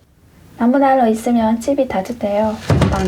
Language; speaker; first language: Korean; non-native, learner; Hungarian